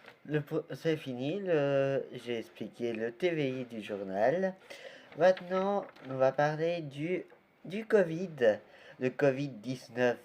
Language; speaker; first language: French; non-native, learner; Portuguese